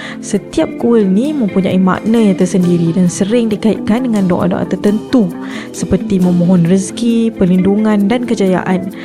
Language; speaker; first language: Malay; native; Malay